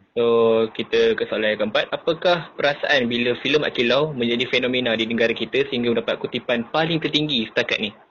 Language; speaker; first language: Malay; native; Malay